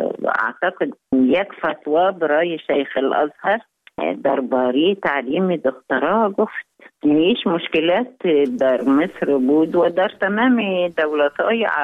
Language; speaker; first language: Persian; non-native, fluent; Arabic